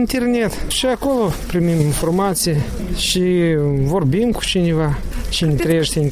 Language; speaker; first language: Romanian; non-native, local second language; Russian